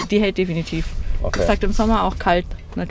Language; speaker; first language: German; native; German